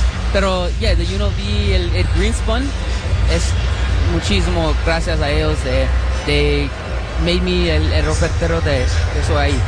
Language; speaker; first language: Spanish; early bilingual, heritage; Spanish